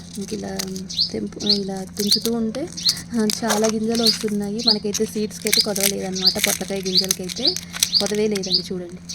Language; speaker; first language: Telugu; native; Telugu